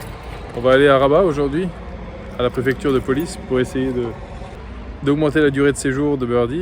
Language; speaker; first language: French; native; French